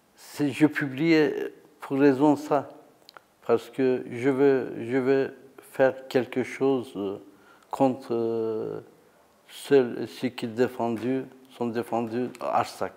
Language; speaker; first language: French; non-native, learner; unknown